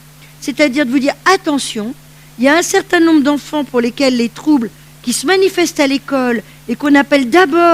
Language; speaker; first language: French; native; French